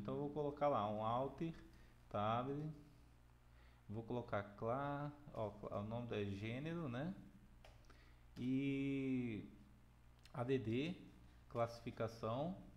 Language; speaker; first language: Portuguese; native; Portuguese